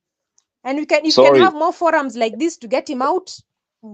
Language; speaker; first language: English; non-native, local second language; Swahili